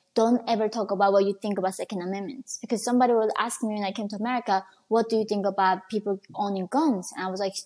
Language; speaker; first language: English; non-native, fluent; Korean